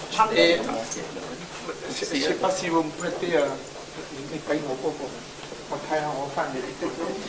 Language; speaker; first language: French; non-native, learner; Chinese